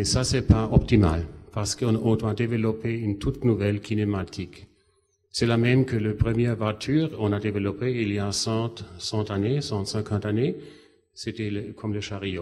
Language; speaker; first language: French; non-native, fluent; German